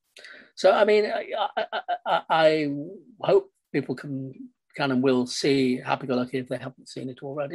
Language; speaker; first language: English; native; English